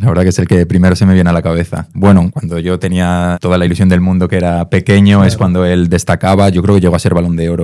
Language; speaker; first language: Spanish; native; Spanish